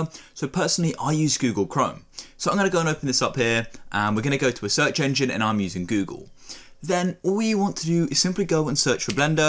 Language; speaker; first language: English; native; English